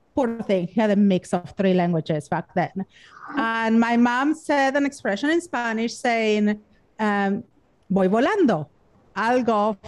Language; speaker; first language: English; non-native, fluent; Spanish